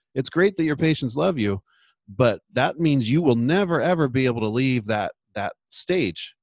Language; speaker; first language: English; native; English